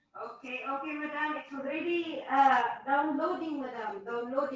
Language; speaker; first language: English; non-native, local second language; Filipino